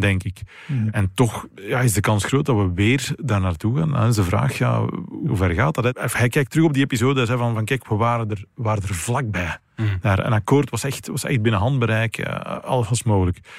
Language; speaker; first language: Dutch; native; Dutch